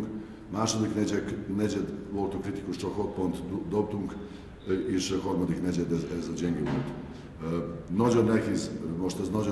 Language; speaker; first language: Hungarian; non-native, learner; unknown